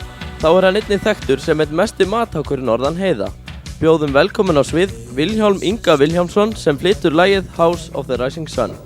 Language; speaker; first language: Icelandic; native; Icelandic